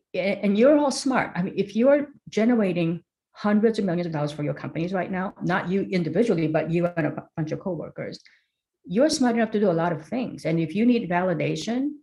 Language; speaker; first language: English; early bilingual, other home language; Korean